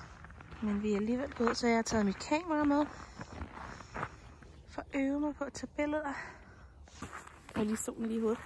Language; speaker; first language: Danish; native; Danish